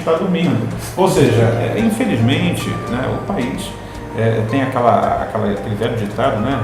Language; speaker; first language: Portuguese; native; Portuguese